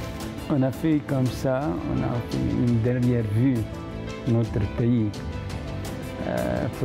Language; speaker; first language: French; non-native, fluent; Arabic